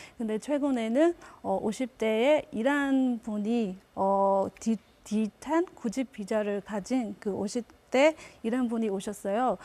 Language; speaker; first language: Korean; non-native, fluent; Burmese